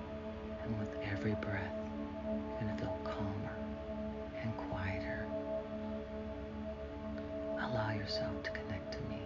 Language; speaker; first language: English; native; English